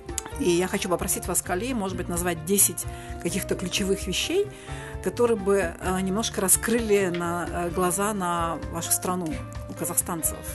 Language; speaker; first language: Russian; native; Russian